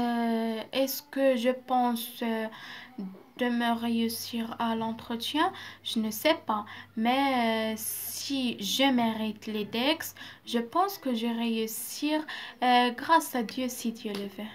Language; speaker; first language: French; non-native, local second language; Arabic